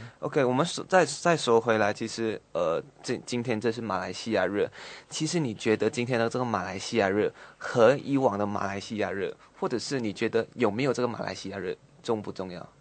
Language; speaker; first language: Chinese; native; Chinese